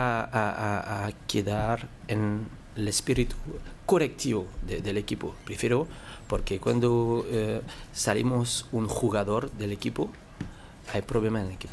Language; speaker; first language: Spanish; non-native, learner; French